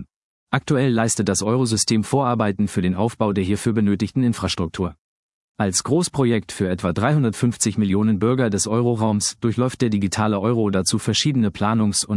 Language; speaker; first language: German; native; German